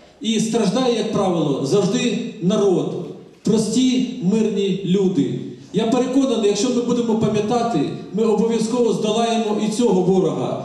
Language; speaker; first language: Ukrainian; native; Ukrainian